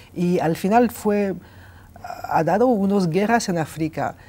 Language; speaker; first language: Spanish; non-native, fluent; French